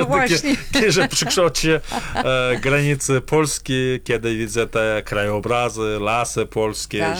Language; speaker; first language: Polish; non-native, fluent; Kazakh